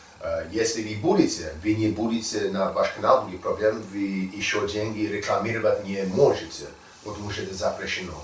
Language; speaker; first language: Russian; non-native, learner; English